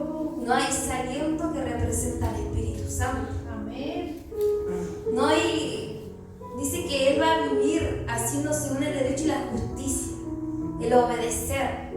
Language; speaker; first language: Spanish; native; Spanish